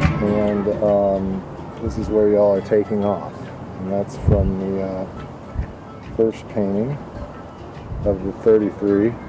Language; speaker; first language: English; native; English